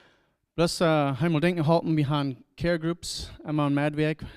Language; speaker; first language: German; non-native, learner; Plautdietsch